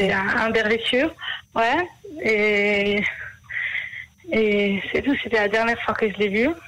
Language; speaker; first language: French; early bilingual, heritage; Hebrew